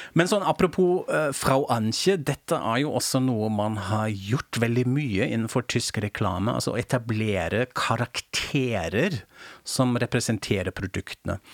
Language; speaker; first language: Norwegian; non-native, fluent; German